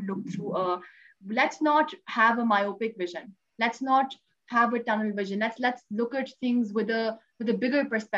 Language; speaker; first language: English; non-native, local second language; Urdu